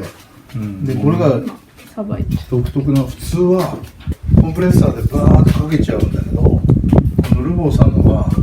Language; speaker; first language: Japanese; native; Japanese